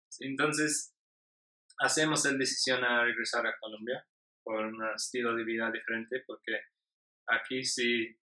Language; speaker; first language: Spanish; non-native, learner; English